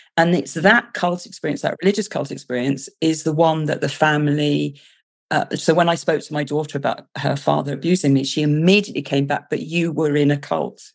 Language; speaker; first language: English; native; English